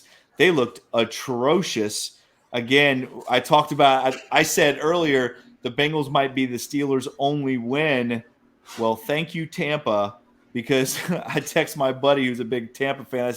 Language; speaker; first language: English; native; English